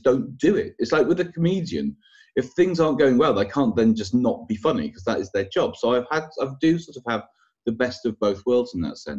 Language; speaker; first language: English; native; English